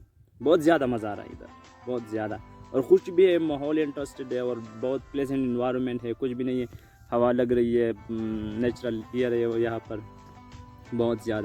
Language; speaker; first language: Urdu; non-native, local second language; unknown